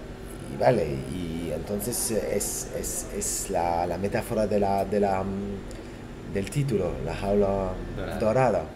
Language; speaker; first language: Spanish; non-native, fluent; Portuguese